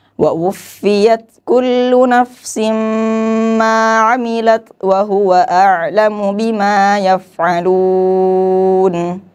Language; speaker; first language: Arabic; non-native, learner; Indonesian